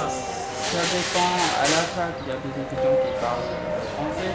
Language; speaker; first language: French; non-native, fluent; Arabic